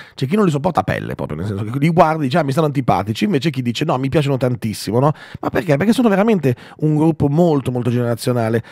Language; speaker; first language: Italian; native; Italian